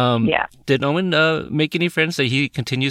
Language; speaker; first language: English; native; English